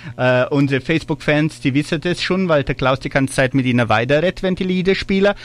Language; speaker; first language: German; early bilingual, heritage; German